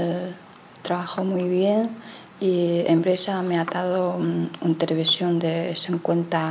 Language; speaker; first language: Spanish; non-native, learner; Chinese